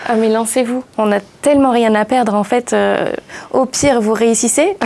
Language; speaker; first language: French; native; French